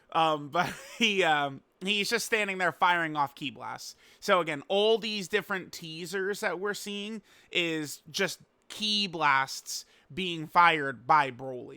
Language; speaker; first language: English; native; English